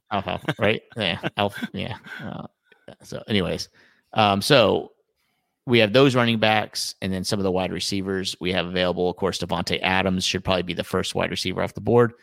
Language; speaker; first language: English; native; English